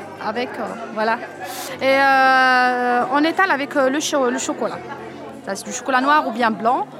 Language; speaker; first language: French; non-native, learner; Arabic